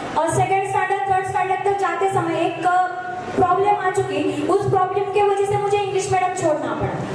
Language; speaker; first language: Hindi; non-native, local second language; Marathi